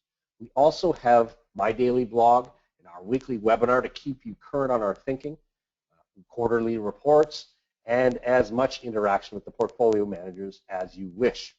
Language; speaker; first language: English; native; English